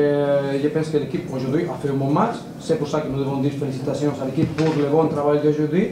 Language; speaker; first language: French; non-native, learner; Spanish